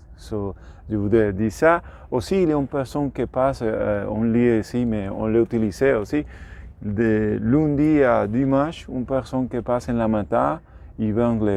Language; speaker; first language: French; non-native, learner; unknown